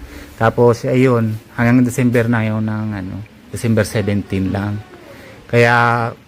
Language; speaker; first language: Filipino; non-native, fluent; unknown